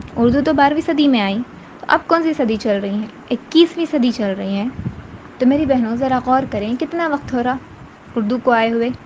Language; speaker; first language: Urdu; native; Urdu